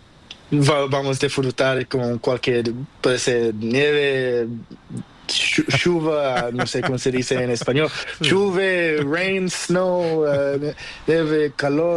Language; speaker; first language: Spanish; non-native, learner; Portuguese